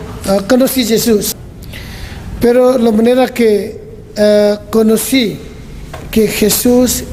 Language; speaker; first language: Spanish; non-native, learner; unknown